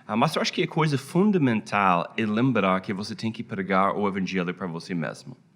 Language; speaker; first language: Portuguese; non-native, fluent; English